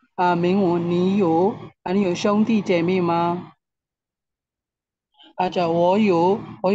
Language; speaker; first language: Chinese; non-native, learner; Burmese